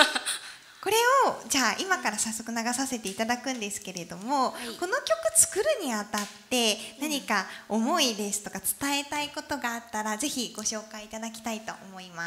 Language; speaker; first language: Japanese; native; Japanese